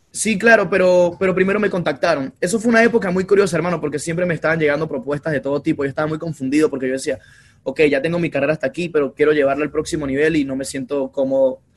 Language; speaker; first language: Spanish; native; Spanish